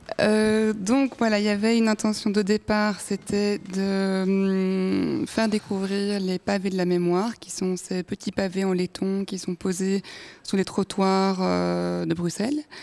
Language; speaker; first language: French; native; French